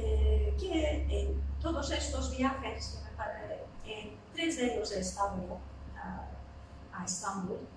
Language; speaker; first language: Spanish; non-native, fluent; Turkish